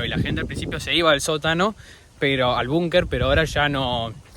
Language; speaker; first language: Spanish; native; Spanish